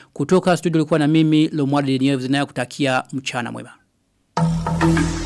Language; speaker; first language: Swahili; non-native, local second language; Rundi